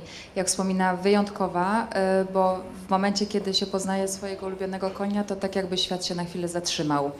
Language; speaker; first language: Polish; native; Polish